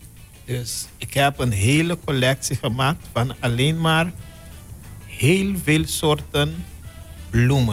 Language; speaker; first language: Dutch; non-native, local second language; Papiamento